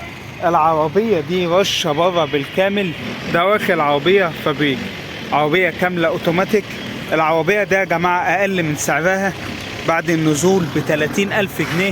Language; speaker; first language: Arabic; native; Arabic